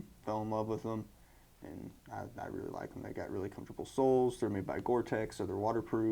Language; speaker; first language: English; native; English